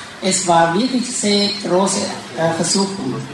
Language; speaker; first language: German; non-native, learner; Thai